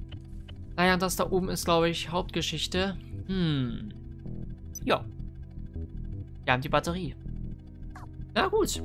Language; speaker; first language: German; native; German